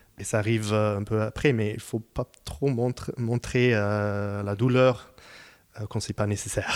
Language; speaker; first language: French; non-native, fluent; Hebrew